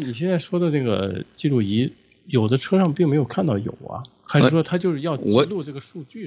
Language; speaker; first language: Chinese; native; Chinese